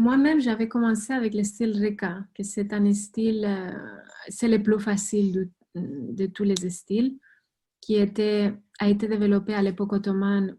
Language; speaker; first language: French; non-native, fluent; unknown